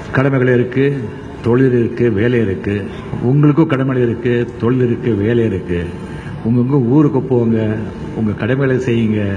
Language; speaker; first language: Tamil; non-native, local second language; Marathi